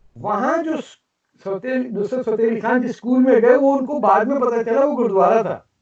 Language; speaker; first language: Urdu; native; Urdu